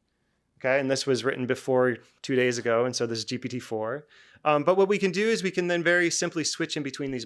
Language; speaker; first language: English; native; English